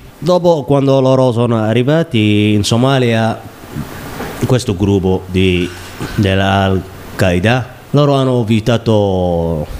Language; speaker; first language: Italian; non-native, learner; Somali